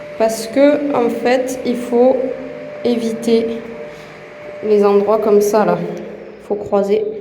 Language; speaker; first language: French; native; French